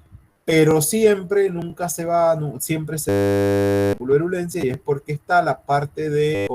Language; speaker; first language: Spanish; native; Spanish